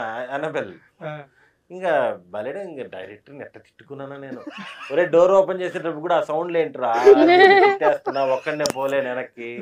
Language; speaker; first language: Telugu; native; Telugu